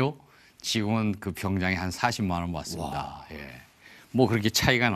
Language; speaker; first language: Korean; native; Korean